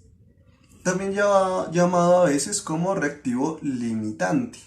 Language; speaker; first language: Spanish; native; Spanish